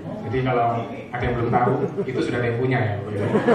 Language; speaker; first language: Indonesian; native; Indonesian